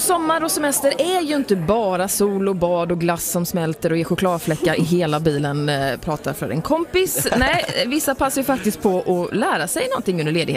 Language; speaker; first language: Swedish; native; Swedish